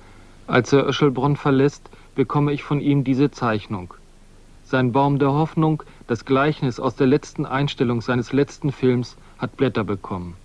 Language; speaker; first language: German; native; German